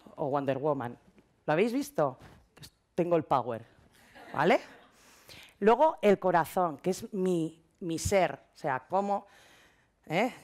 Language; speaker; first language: Spanish; native; Spanish